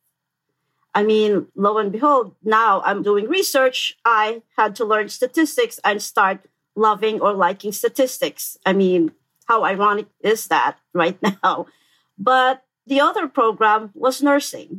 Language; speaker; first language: English; non-native, local second language; Filipino